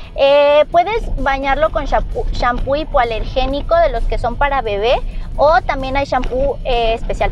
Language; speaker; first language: Spanish; native; Spanish